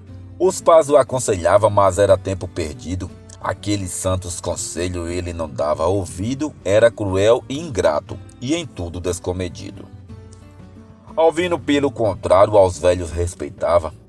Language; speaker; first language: Portuguese; native; Portuguese